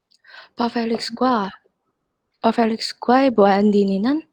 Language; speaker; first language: Korean; non-native, fluent; Indonesian